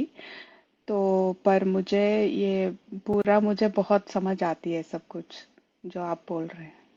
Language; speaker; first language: Hindi; non-native, local second language; Kannada